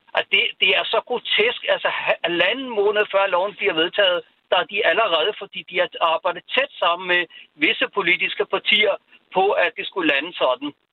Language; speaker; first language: Danish; non-native, fluent; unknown